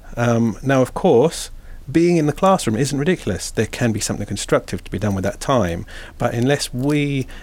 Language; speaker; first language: English; native; English